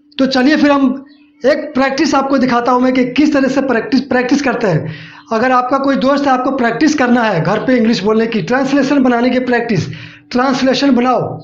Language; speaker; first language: Hindi; native; Hindi